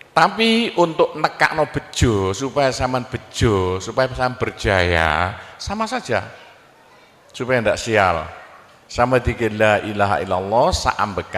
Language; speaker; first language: Indonesian; non-native, local second language; Javanese